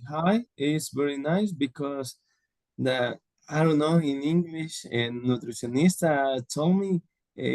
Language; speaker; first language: English; non-native, learner; Spanish